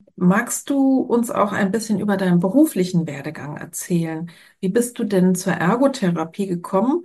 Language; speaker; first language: German; native; German